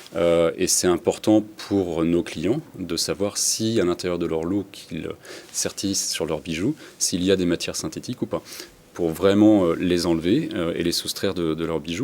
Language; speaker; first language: French; native; French